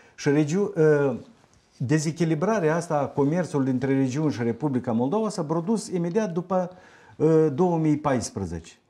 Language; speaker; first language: Romanian; native; Romanian